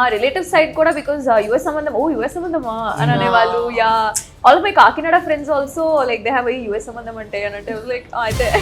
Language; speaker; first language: Telugu; native; Telugu